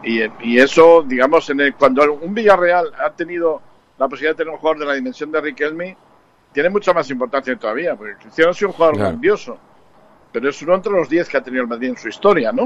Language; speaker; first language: Spanish; native; Spanish